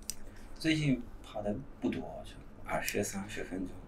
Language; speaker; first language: Chinese; non-native, fluent; Italian